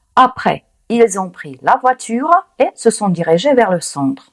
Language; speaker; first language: French; non-native, fluent; Ukrainian